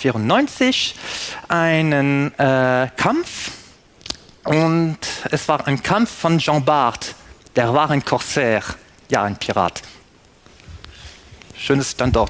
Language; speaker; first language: German; non-native, fluent; French